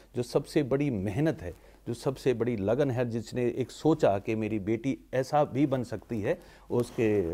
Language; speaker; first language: Hindi; native; Hindi